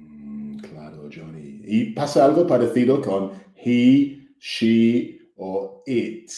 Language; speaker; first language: Spanish; non-native, fluent; English